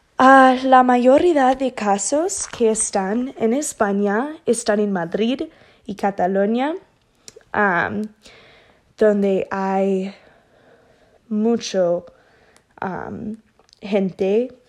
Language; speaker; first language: Spanish; non-native, learner; English